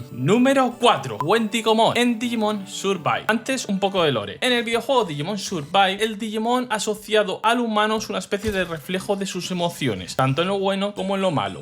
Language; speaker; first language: Spanish; native; Spanish